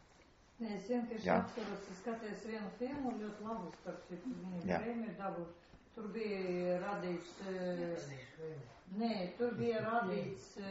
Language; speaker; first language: Latvian; non-native, local second language; Russian